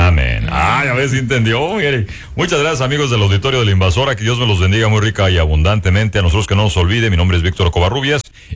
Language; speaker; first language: Spanish; native; Spanish